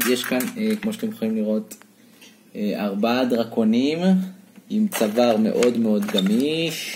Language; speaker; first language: Hebrew; native; Hebrew